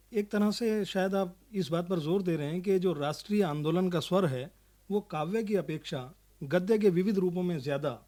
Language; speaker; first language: Hindi; native; Hindi